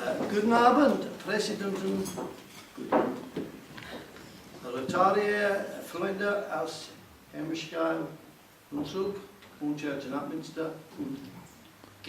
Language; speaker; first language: German; non-native, learner; English